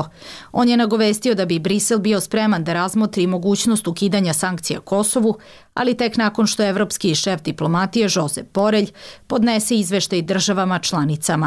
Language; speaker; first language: Serbian; native; Serbian